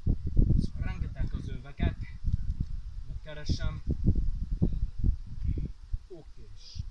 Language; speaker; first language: Hungarian; non-native, learner; Welsh